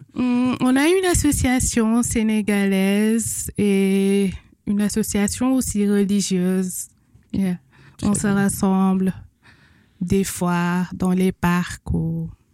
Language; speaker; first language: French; non-native, local second language; Wolof